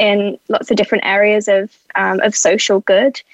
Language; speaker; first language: English; native; English